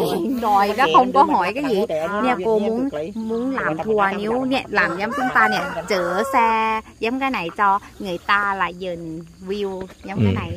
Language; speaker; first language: Vietnamese; non-native, learner; Thai